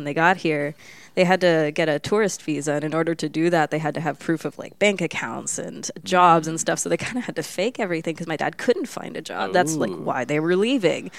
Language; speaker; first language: English; early bilingual, other home language; Spanish